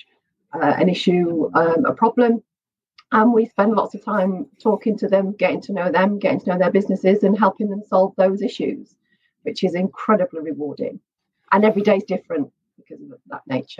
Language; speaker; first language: English; native; English